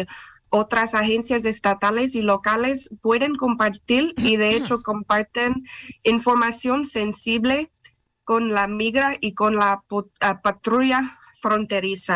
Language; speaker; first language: Spanish; non-native, fluent; English